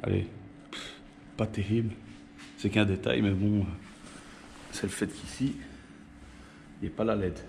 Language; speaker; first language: French; native; French